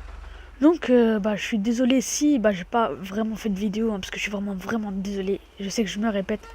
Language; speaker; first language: French; native; French